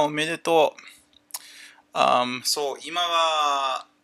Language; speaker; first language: Japanese; non-native, learner; English